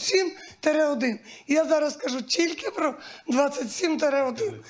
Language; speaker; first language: Ukrainian; native; Ukrainian